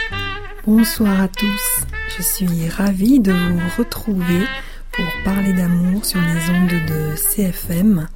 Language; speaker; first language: French; native; French